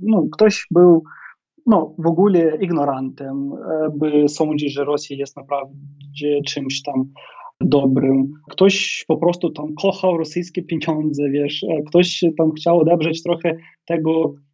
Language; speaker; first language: Polish; non-native, fluent; Ukrainian